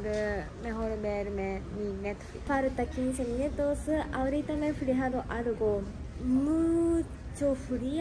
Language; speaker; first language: Spanish; non-native, learner; Japanese